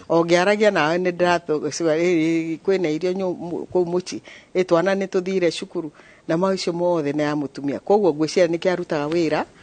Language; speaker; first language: Kikuyu; non-native, local second language; Meru